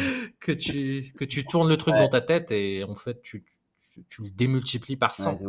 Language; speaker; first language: French; non-native, local second language; Arabic